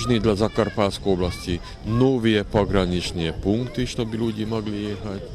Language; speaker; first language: Russian; non-native, learner; Hungarian